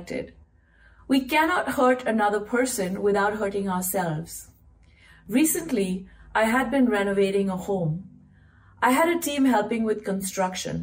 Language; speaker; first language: English; non-native, local second language; Hindi